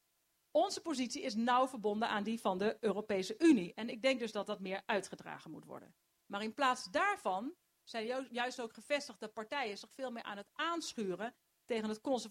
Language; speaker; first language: Dutch; native; Dutch